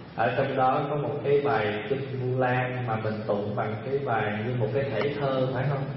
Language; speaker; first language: Vietnamese; early bilingual, heritage; Vietnamese